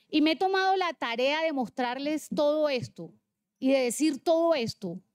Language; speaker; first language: Spanish; native; Spanish